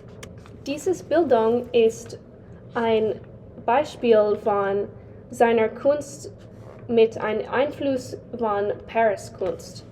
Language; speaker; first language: German; non-native, learner; English